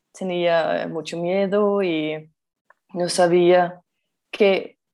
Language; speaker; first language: Spanish; non-native, fluent; Danish